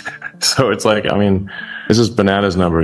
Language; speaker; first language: English; native; English